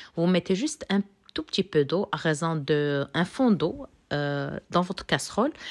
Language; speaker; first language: French; non-native, local second language; Arabic